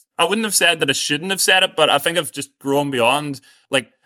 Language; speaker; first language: English; native; English